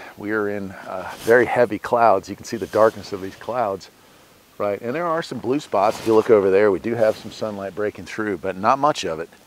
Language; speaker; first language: English; native; English